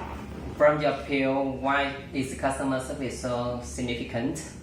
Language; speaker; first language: English; non-native, learner; Vietnamese